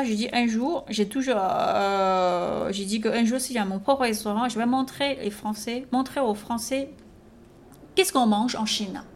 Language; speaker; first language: French; non-native, fluent; Chinese